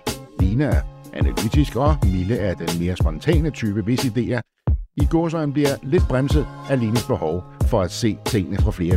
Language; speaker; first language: Danish; native; Danish